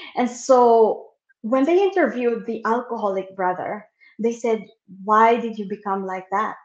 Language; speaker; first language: English; non-native, local second language; Filipino